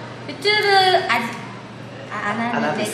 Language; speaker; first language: Korean; non-native, learner; Japanese